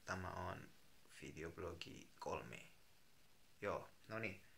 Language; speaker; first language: Finnish; non-native, learner; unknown